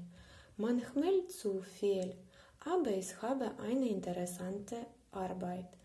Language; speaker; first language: German; non-native, learner; Ukrainian